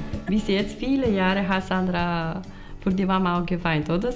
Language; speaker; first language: German; non-native, learner; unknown